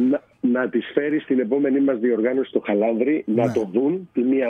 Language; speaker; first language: Greek; native; Greek